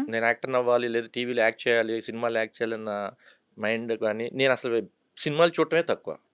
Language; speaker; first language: Telugu; native; Telugu